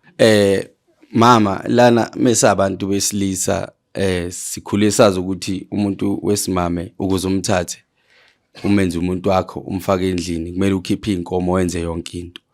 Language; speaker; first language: Zulu; native; Zulu